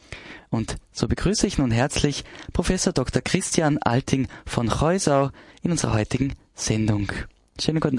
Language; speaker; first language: German; native; German